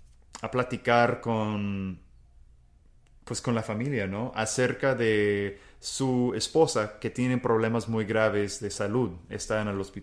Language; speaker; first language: Spanish; non-native, fluent; English